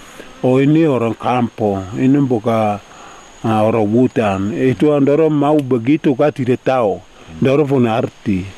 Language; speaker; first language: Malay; non-native, local second language; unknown